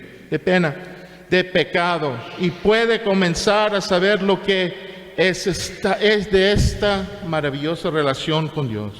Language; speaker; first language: Spanish; non-native, fluent; English